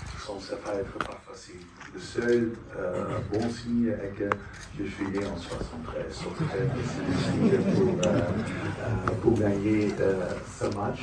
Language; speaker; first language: French; non-native, fluent; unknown